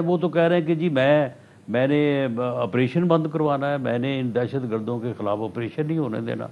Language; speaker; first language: Urdu; non-native, local second language; Punjabi